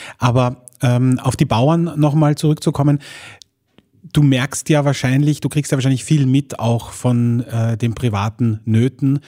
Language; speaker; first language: German; native; German